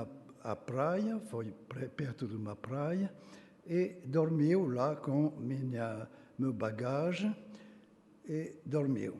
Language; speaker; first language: Portuguese; non-native, fluent; French